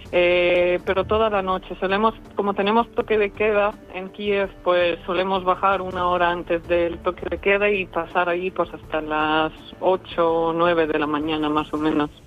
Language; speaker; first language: Spanish; non-native, fluent; Ukrainian